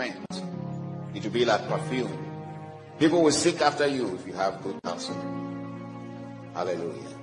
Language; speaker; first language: English; non-native, local second language; Yoruba